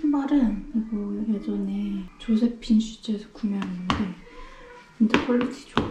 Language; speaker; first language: Korean; native; Korean